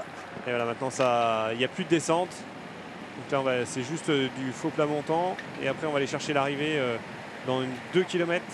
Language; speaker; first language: French; native; French